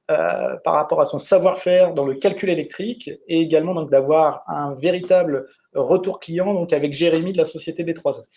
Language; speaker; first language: French; native; French